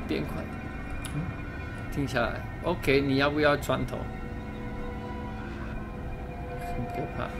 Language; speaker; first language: Chinese; non-native, fluent; English